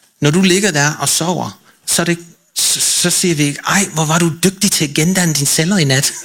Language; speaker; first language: Danish; non-native, fluent; English